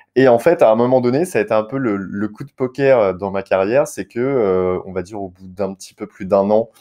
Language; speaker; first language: French; native; French